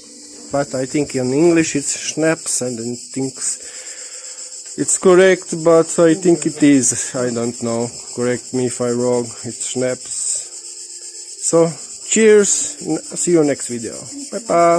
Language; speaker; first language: English; non-native, learner; Croatian